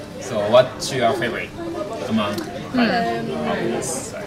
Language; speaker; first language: English; non-native, fluent; Japanese